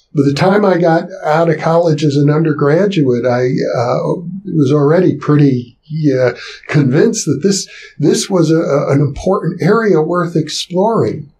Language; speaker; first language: English; native; English